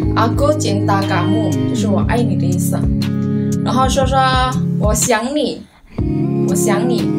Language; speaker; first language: Chinese; non-native, fluent; Indonesian